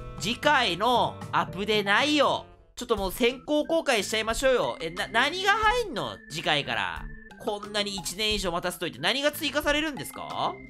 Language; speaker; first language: Japanese; native; Japanese